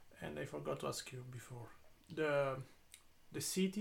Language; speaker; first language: English; non-native, learner; Italian